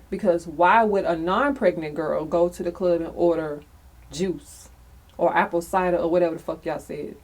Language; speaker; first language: English; native; English